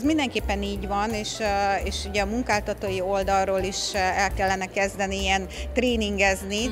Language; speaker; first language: Hungarian; native; Hungarian